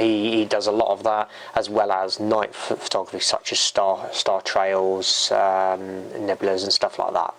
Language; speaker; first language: English; native; English